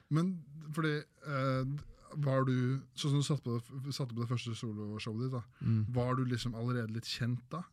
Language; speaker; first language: Norwegian; native; Norwegian